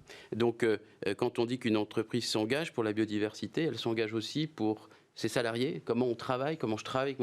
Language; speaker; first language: French; native; French